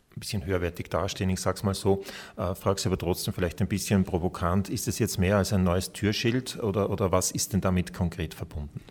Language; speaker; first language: German; native; German